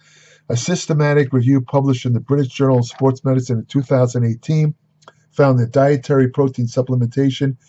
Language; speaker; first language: English; native; English